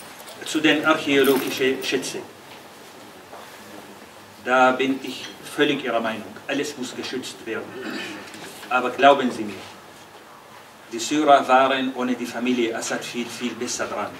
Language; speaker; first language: German; non-native, fluent; Arabic